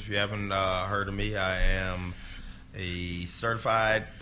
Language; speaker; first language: English; native; English